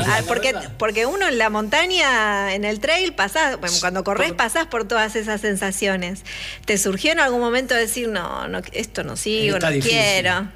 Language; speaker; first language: Spanish; native; Spanish